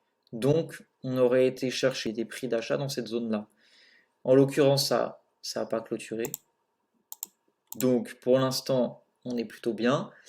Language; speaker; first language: French; native; French